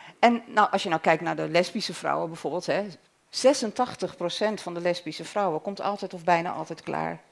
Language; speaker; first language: Dutch; native; Dutch